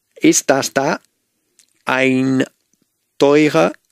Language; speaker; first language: German; non-native, learner; Spanish